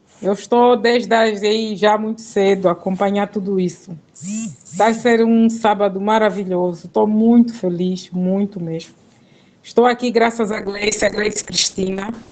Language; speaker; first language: Portuguese; native; Portuguese